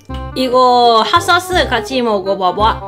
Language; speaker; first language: Korean; non-native, learner; Cantonese